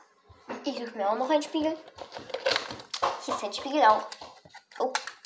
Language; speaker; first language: German; early bilingual, other home language; Russian